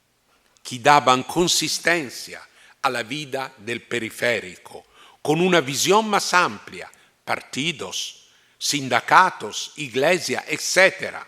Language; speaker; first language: Spanish; non-native, fluent; Italian